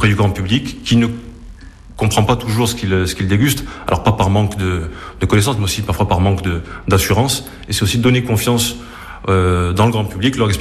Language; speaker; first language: French; native; French